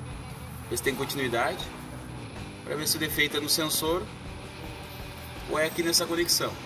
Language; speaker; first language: Portuguese; native; Portuguese